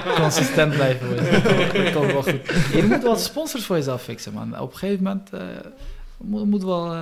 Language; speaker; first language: Dutch; early bilingual, other home language; Russian